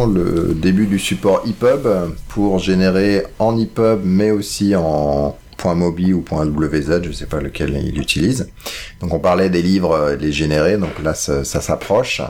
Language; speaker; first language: French; native; French